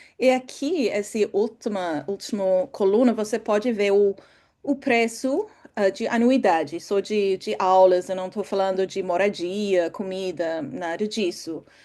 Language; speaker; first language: Portuguese; non-native, fluent; English